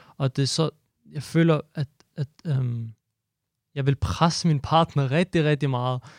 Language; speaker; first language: Danish; early bilingual, other home language; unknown